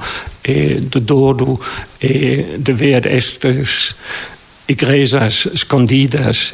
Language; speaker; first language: Portuguese; non-native, fluent; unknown